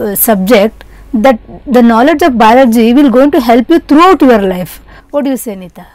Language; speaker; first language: English; non-native, local second language; Kannada